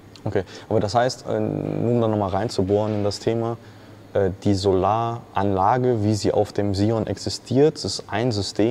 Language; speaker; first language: German; native; German